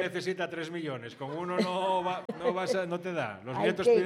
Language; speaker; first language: Spanish; native; Spanish